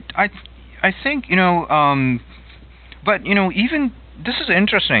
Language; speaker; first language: English; non-native, fluent; Japanese